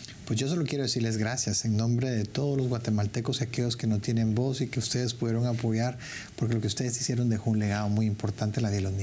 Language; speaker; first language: Spanish; native; Spanish